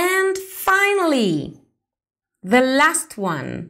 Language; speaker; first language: English; non-native, fluent; Spanish